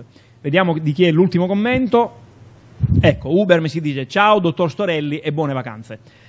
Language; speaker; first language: Italian; native; Italian